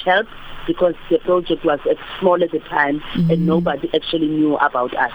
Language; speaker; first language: English; non-native, local second language; Afrikaans